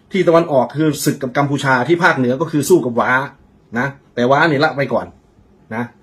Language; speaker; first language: Thai; native; Thai